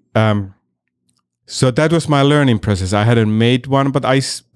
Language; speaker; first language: English; non-native, fluent; Finnish